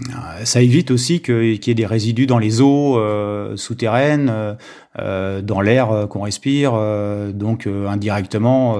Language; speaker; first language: French; native; French